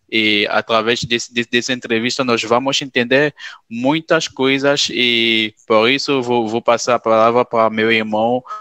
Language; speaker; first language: Portuguese; non-native, fluent; French